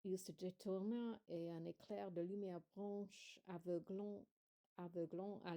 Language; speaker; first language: French; non-native, fluent; English